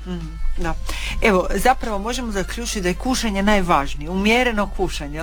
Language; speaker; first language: Serbian; native; Serbian